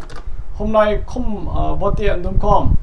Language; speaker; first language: Vietnamese; non-native, learner; Korean